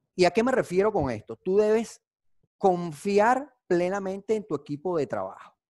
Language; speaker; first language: Spanish; native; Spanish